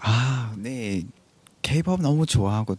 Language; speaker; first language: Korean; non-native, learner; Vietnamese